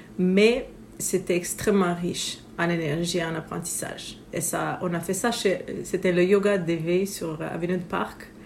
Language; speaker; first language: French; non-native, fluent; Romanian